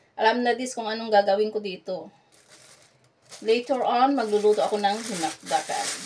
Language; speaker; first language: Filipino; non-native, local second language; Iloko